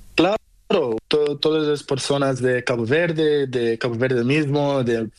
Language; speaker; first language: Spanish; non-native, learner; Portuguese